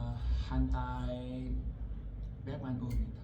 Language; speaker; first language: Korean; non-native, learner; Vietnamese